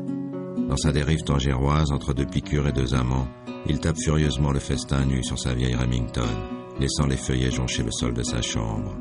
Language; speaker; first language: French; native; French